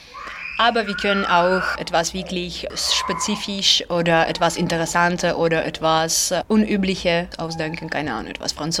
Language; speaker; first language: German; non-native, learner; Ukrainian